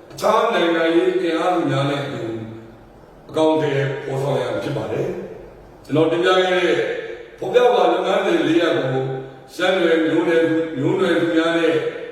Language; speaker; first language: Burmese; non-native, local second language; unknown